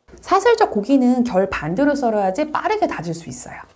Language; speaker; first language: Korean; native; Korean